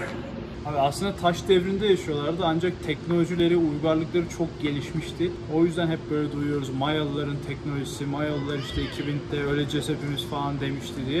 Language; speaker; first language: Turkish; native; Turkish